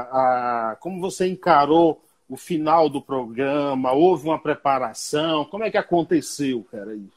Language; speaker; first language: Portuguese; native; Portuguese